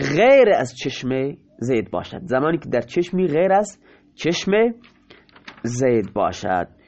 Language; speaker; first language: Persian; non-native, local second language; Baluchi